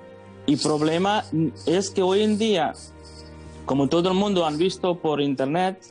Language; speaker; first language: Spanish; non-native, fluent; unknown